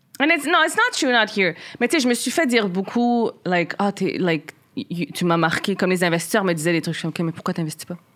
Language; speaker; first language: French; early bilingual, other home language; Arabic